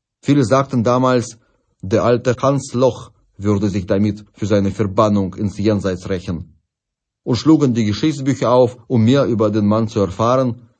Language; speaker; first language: German; non-native, fluent; Russian